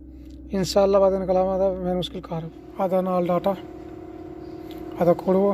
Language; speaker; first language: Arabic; non-native, learner; Urdu